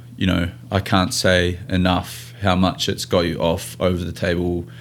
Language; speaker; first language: English; native; English